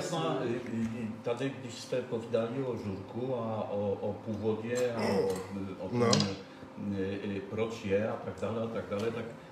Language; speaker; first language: Czech; non-native, fluent; Polish